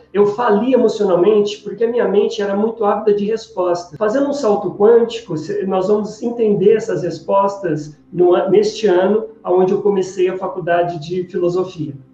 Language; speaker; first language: Portuguese; native; Portuguese